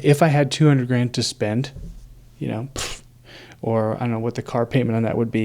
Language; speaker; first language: English; native; English